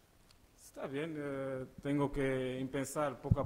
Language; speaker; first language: Spanish; non-native, learner; Portuguese